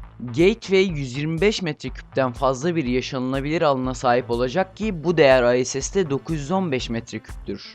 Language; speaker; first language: Turkish; native; Turkish